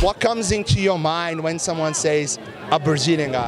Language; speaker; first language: English; non-native, fluent; Portuguese